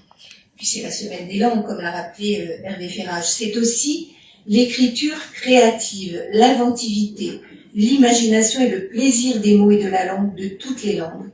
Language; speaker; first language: French; native; French